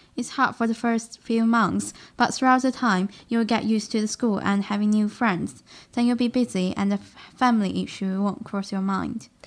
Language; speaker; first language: English; non-native, fluent; Russian